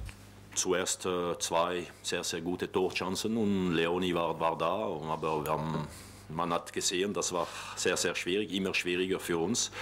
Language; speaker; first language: German; non-native, local second language; French